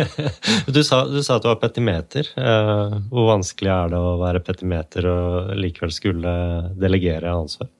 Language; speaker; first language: Norwegian; native; Norwegian